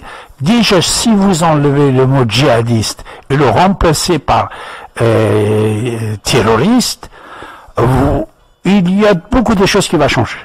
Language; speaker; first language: French; non-native, fluent; Persian